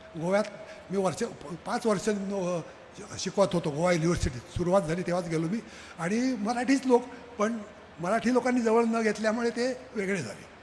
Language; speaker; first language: Marathi; native; Marathi